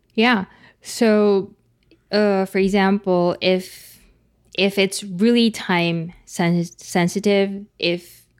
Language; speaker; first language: English; non-native, local second language; Filipino